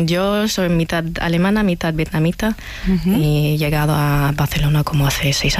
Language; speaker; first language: Spanish; non-native, fluent; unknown